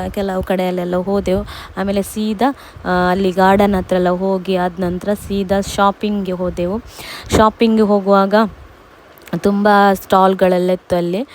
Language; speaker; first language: Kannada; non-native, local second language; Tulu